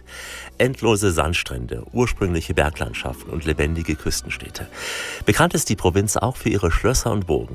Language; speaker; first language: German; native; German